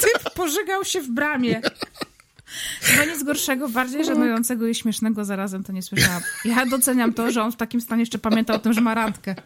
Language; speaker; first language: Polish; native; Polish